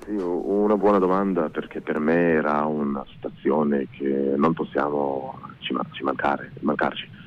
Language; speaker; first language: Italian; non-native, learner; Hebrew